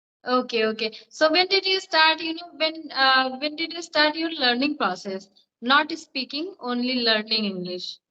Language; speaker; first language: English; non-native, learner; Hindi